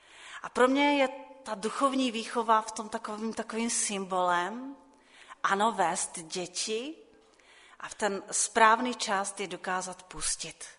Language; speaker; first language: Czech; non-native, local second language; Polish